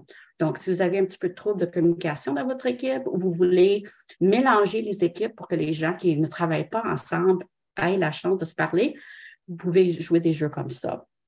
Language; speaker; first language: French; non-native, local second language; English